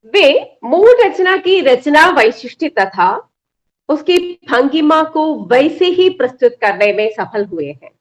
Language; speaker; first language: Hindi; non-native, local second language; Malayalam